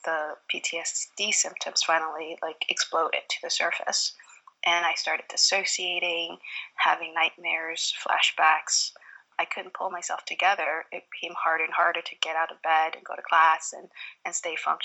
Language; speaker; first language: English; native; English